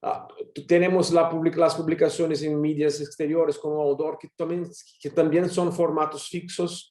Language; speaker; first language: Spanish; non-native, learner; Portuguese